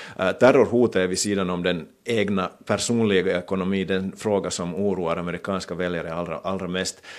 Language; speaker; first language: Swedish; native; Swedish